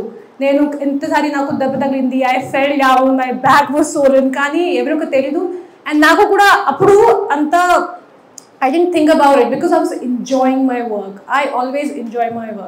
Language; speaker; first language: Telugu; non-native, learner; Hindi